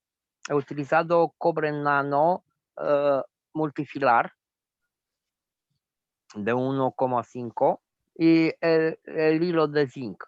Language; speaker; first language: Spanish; non-native, fluent; Romanian